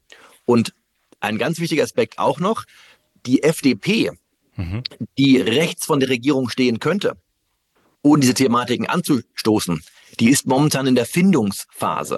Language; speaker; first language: German; native; German